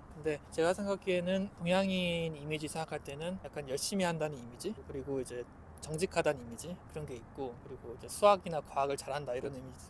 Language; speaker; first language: Korean; native; Korean